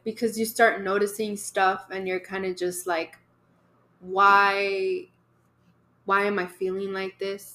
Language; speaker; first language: English; early bilingual, other home language; Spanish